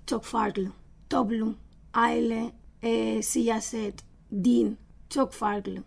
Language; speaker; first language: Turkish; non-native, learner; Spanish